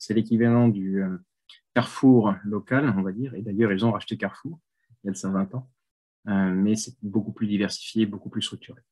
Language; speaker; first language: French; native; French